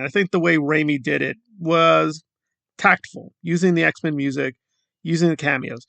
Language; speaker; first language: English; native; English